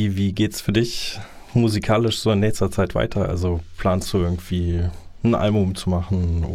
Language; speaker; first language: German; native; German